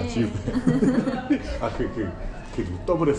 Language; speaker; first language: Korean; native; Korean